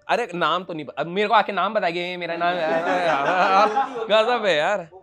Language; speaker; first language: Hindi; non-native, local second language; Odia